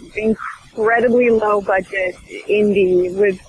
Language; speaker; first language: English; early bilingual, other home language; Swedish